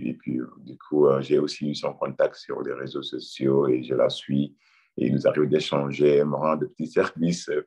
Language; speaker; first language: French; non-native, local second language; Wolof